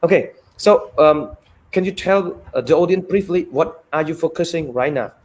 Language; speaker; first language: English; non-native, fluent; Khmer